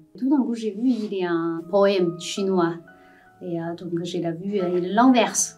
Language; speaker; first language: French; non-native, learner; Chinese